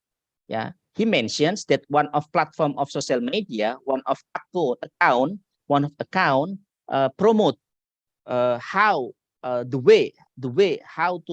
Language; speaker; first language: English; non-native, learner; Indonesian